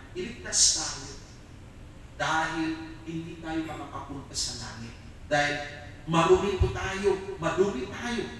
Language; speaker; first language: Filipino; non-native, local second language; Iloko